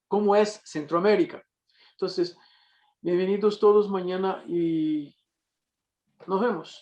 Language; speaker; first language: Spanish; non-native, fluent; Portuguese